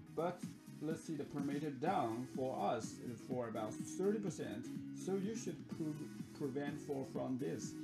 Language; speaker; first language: English; non-native, learner; Japanese